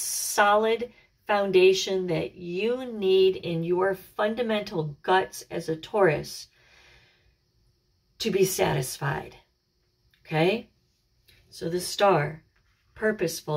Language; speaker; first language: English; native; English